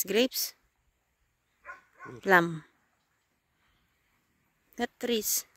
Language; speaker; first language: English; non-native, learner; Filipino